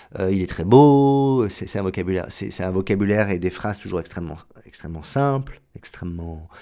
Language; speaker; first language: French; native; French